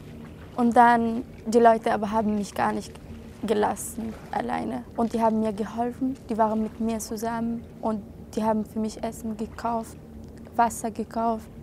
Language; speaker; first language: German; non-native, learner; Arabic